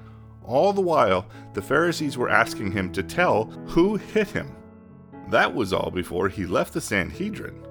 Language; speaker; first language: English; native; English